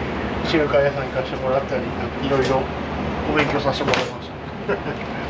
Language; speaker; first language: Japanese; native; Japanese